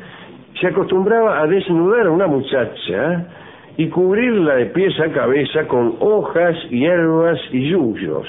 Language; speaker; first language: Spanish; native; Spanish